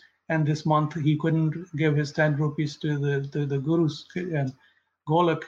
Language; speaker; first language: English; non-native, local second language; Punjabi